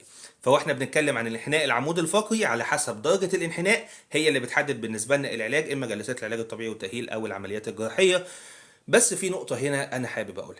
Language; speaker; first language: Arabic; native; Arabic